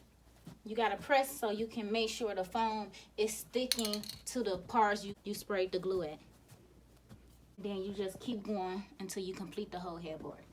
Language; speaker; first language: English; native; English